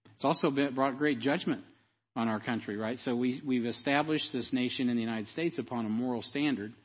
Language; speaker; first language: English; native; English